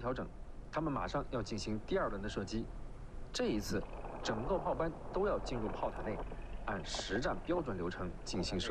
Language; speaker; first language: Chinese; native; Chinese